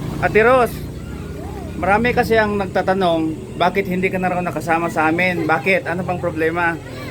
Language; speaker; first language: Filipino; native; Filipino